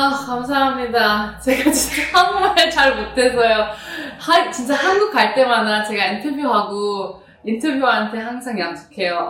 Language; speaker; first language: Korean; early bilingual, heritage; Korean